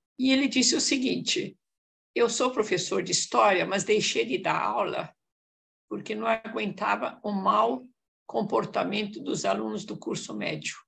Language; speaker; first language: Portuguese; early bilingual, other home language; Hungarian